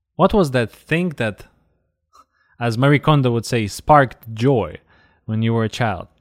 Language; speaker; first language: English; non-native, fluent; Russian